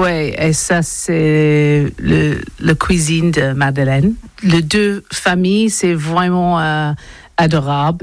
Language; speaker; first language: French; non-native, learner; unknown